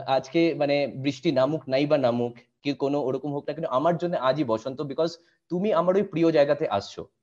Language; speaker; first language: Bangla; non-native, local second language; Hindi